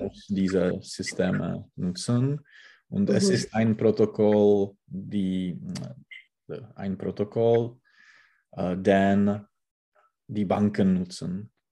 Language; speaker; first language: German; non-native, learner; Czech